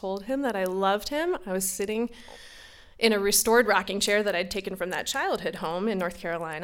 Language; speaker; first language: English; native; English